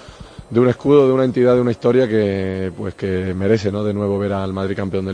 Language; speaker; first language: Spanish; native; Spanish